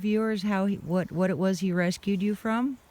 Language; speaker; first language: English; native; English